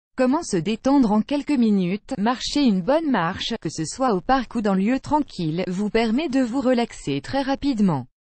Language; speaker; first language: French; native; French